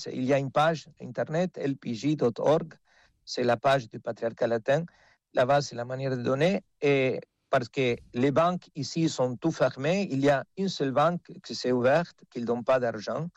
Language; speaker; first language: French; non-native, fluent; Spanish